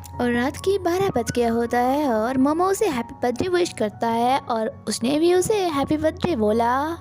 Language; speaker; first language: Hindi; non-native, local second language; Bangla